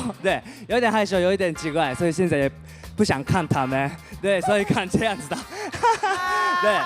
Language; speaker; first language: Chinese; non-native, learner; Japanese